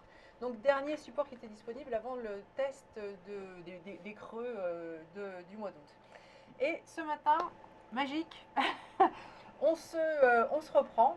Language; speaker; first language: French; native; French